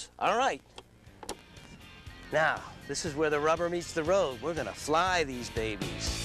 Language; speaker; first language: English; native; English